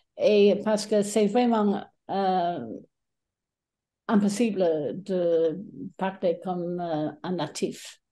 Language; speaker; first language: French; non-native, fluent; English